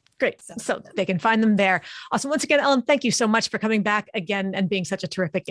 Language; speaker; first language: English; native; English